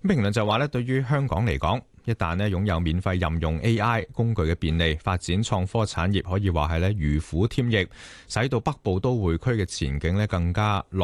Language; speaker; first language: Cantonese; native; Cantonese